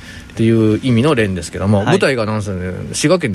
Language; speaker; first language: Japanese; native; Japanese